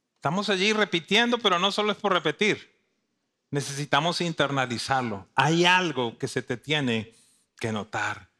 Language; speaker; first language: Spanish; native; Spanish